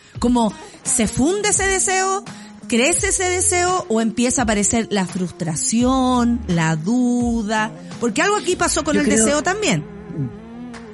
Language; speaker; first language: Spanish; native; Spanish